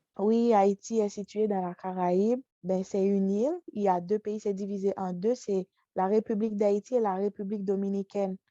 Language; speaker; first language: French; non-native, local second language; Haitian Creole